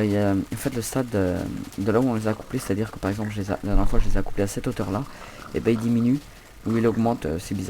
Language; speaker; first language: French; native; French